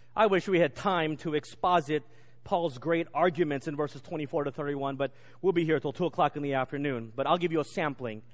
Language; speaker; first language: English; native; English